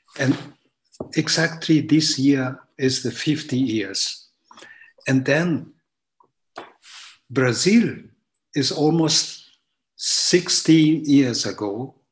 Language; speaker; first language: English; non-native, learner; Japanese